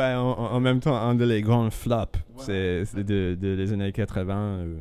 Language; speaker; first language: French; non-native, fluent; English